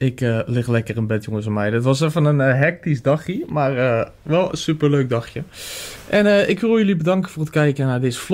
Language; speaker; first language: Dutch; native; Dutch